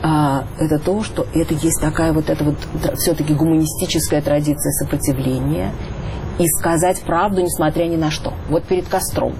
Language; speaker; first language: Russian; native; Russian